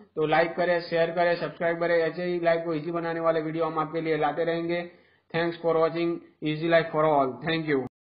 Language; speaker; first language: Hindi; non-native, local second language; Gujarati